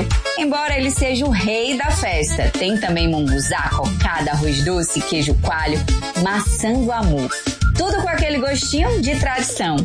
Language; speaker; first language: Portuguese; native; Portuguese